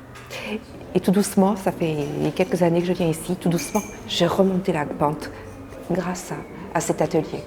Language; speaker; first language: French; native; French